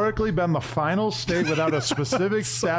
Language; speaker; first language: English; native; English